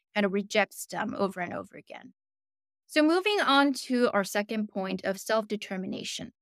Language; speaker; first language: English; early bilingual, other home language; Korean